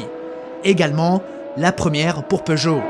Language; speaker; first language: French; native; French